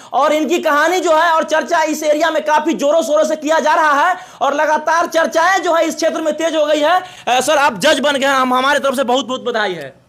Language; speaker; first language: Hindi; native; Hindi